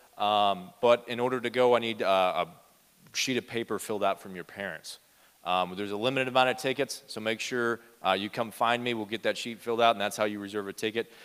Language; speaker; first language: English; native; English